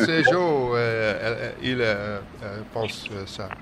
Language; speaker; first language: French; non-native, fluent; Dutch